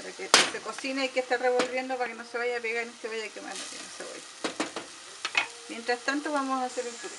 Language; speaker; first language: Spanish; native; Spanish